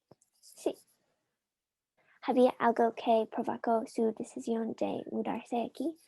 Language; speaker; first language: Spanish; non-native, learner; English